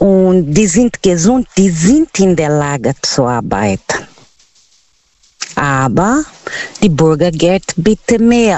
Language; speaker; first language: German; non-native, local second language; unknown